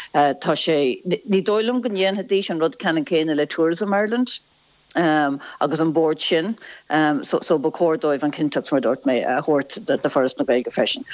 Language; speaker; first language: Irish; non-native, local second language; English